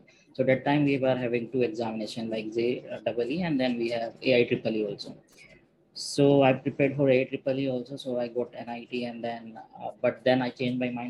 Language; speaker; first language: English; non-native, local second language; Hindi